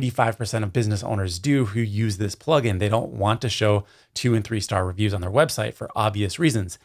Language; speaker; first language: English; native; English